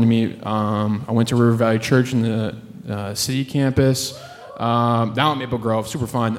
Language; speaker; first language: English; native; English